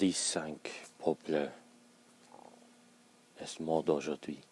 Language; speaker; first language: French; non-native, learner; English